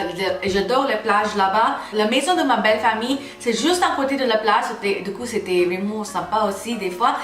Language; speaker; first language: French; non-native, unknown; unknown